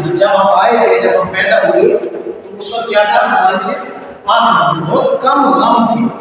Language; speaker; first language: Urdu; native; Urdu